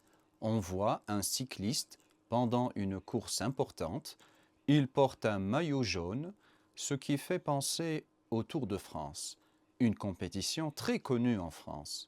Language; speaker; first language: French; non-native, learner; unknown